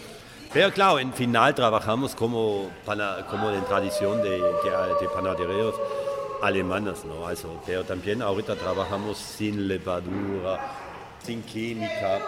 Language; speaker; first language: Spanish; non-native, fluent; German